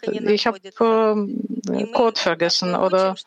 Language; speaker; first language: German; non-native, fluent; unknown